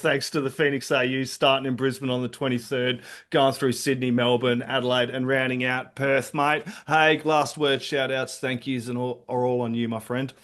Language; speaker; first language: English; native; English